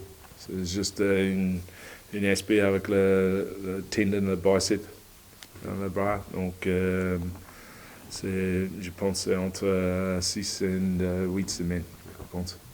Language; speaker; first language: French; non-native, learner; English